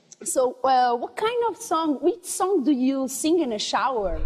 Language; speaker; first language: English; non-native, learner; Portuguese